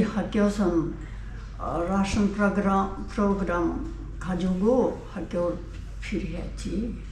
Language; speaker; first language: Korean; non-native, learner; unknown